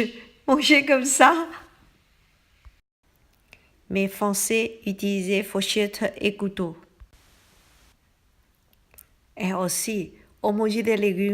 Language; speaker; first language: French; non-native, learner; Chinese